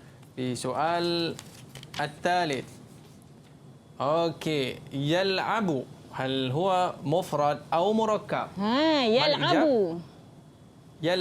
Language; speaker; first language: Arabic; non-native, local second language; Malay